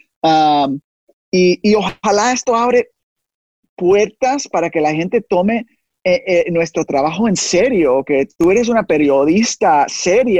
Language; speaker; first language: Spanish; early bilingual, heritage; Spanish